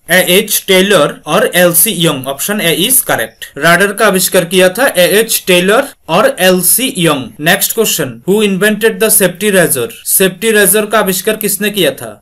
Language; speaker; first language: Hindi; non-native, local second language; Bangla